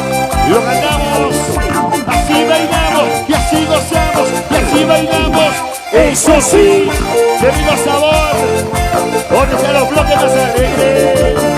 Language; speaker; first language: Spanish; native; Spanish